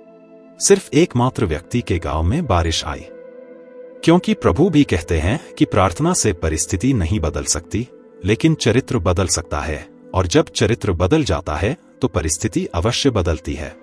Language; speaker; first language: Hindi; native; Hindi